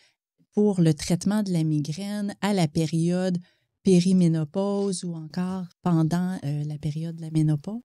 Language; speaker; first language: French; native; French